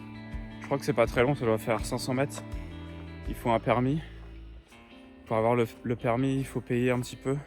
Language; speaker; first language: French; native; French